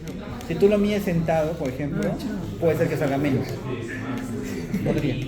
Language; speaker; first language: Spanish; native; Spanish